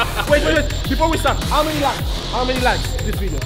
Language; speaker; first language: English; non-native, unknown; Italian